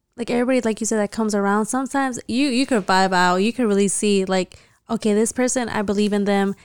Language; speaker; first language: English; early bilingual, other home language; Spanish